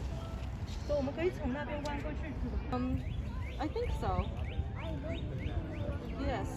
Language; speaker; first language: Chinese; early bilingual, heritage; Chinese